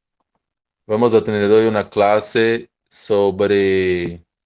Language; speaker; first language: Spanish; non-native, fluent; Portuguese